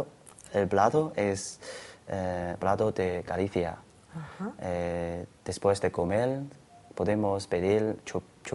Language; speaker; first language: Spanish; non-native, learner; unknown